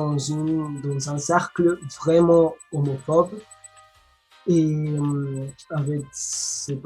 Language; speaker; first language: French; non-native, learner; Spanish